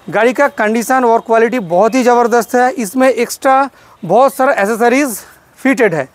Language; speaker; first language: Hindi; non-native, local second language; Bangla